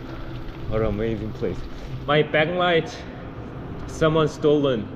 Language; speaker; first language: English; non-native, learner; Korean